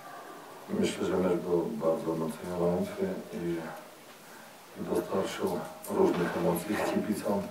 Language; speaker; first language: Polish; non-native, learner; Lithuanian